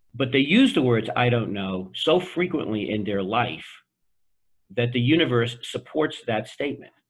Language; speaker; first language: English; native; English